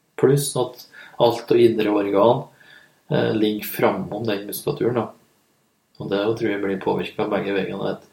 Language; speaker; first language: Norwegian; native; Norwegian